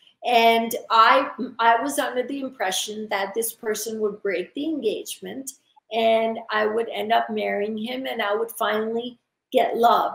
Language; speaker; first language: English; early bilingual, other home language; Urdu